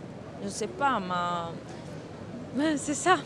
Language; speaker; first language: French; non-native, learner; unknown